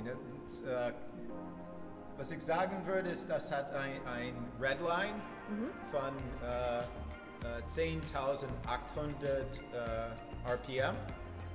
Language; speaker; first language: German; non-native, fluent; English